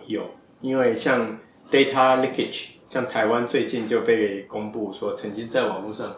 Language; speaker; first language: Chinese; native; Chinese